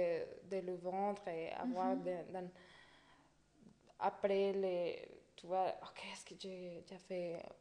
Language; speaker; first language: French; non-native, fluent; Spanish